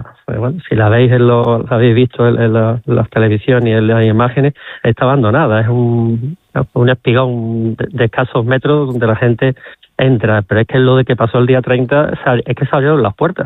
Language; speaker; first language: Spanish; native; Spanish